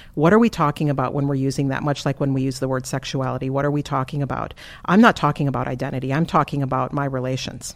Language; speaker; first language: English; native; English